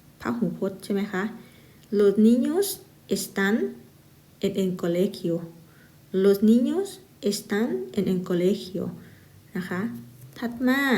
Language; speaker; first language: Spanish; non-native, fluent; Thai